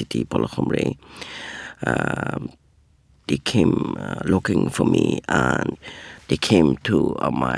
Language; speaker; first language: English; non-native, learner; Persian